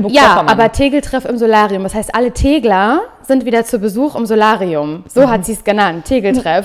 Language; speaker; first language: German; native; German